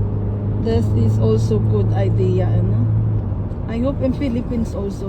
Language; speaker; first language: English; non-native, local second language; Waray